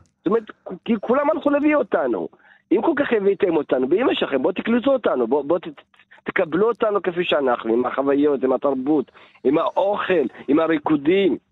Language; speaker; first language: Hebrew; early bilingual, other home language; Amharic